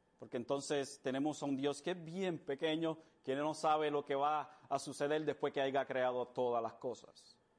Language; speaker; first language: Spanish; early bilingual, heritage; Spanish